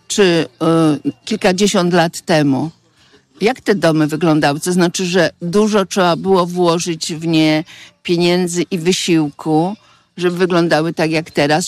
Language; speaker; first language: Polish; native; Polish